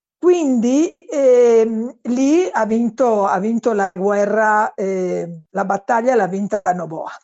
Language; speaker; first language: Italian; non-native, fluent; Spanish